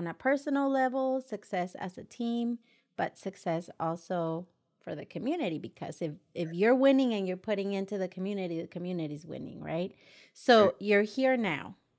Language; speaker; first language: English; early bilingual, other home language; Spanish